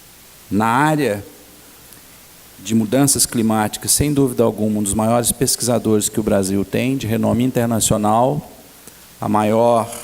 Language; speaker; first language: Portuguese; native; Portuguese